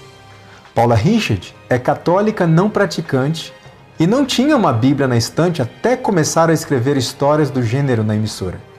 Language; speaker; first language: Portuguese; native; Portuguese